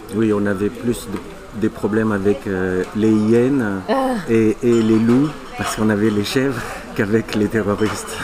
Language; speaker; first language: French; non-native, local second language; Arabic